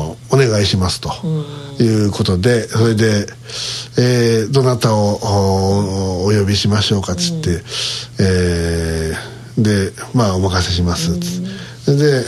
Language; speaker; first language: Japanese; native; Japanese